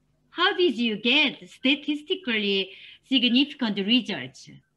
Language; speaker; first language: English; non-native, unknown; Korean